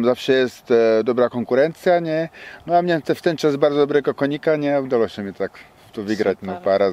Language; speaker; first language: Polish; non-native, learner; Czech